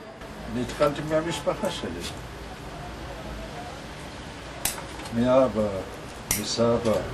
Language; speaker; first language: Hebrew; non-native, learner; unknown